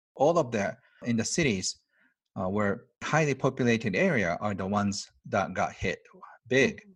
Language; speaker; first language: English; non-native, fluent; Japanese